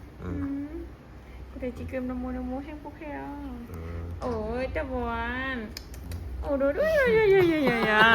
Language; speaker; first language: Korean; non-native, learner; Khmer